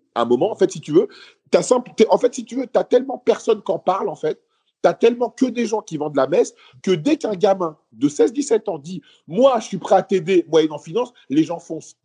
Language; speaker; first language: French; native; French